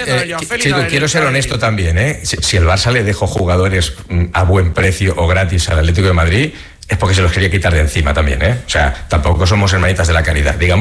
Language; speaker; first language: Spanish; native; Spanish